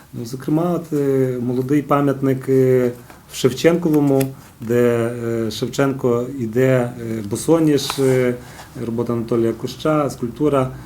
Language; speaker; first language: Ukrainian; native; Ukrainian